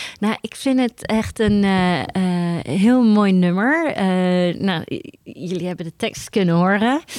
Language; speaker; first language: Dutch; early bilingual, heritage; Dutch